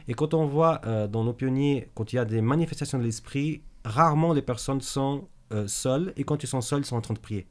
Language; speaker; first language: French; native; French